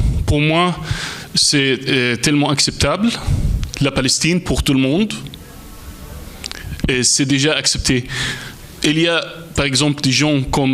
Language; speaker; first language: French; non-native, fluent; Arabic